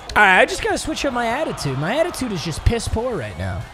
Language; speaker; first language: English; native; English